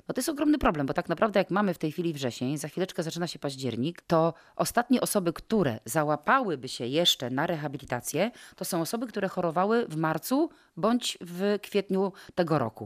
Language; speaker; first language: Polish; native; Polish